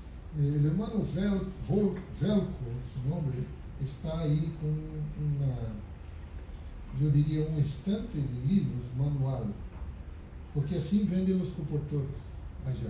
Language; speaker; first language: Spanish; non-native, fluent; Portuguese